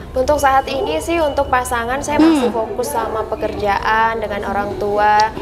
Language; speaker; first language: Indonesian; native; Indonesian